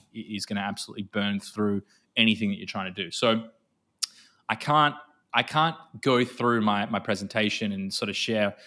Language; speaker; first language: English; native; English